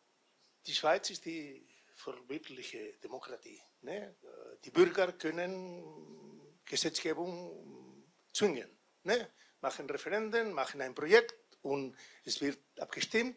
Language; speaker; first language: German; non-native, fluent; Catalan